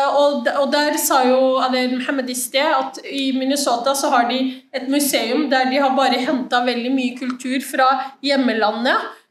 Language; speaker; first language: Norwegian; native; Norwegian